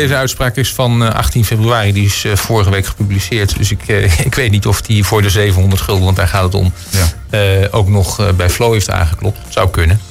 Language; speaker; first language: Dutch; native; Dutch